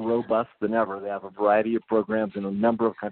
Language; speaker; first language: English; early bilingual, other home language; Japanese